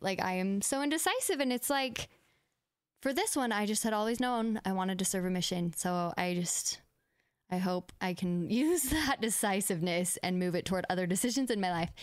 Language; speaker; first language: English; native; English